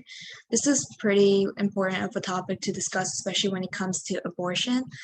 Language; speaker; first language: English; native; English